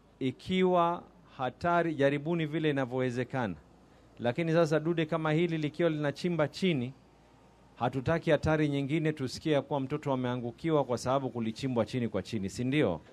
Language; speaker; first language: Swahili; native; Swahili